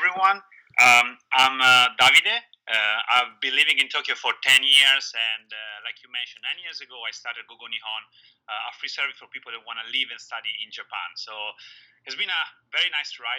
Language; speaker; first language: English; non-native, fluent; Italian